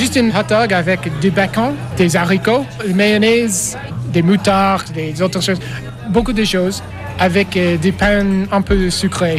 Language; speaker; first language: French; non-native, learner; English